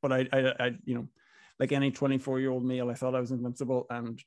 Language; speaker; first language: English; native; English